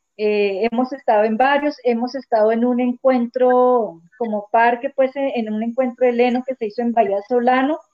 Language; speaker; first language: Spanish; native; Spanish